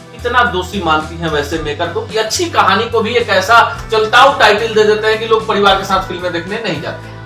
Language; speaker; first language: Hindi; native; Hindi